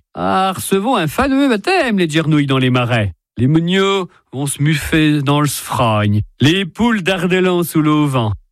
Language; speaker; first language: French; native; French